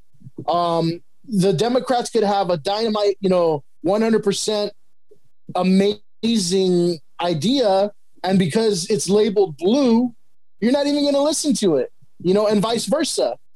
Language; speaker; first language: English; native; English